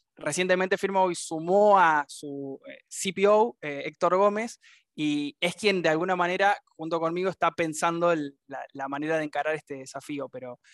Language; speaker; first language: Spanish; native; Spanish